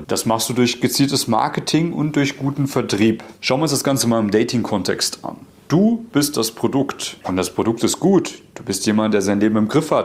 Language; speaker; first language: German; native; German